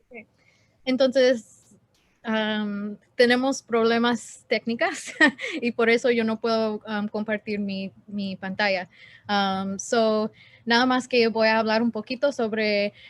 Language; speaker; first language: Spanish; non-native, learner; English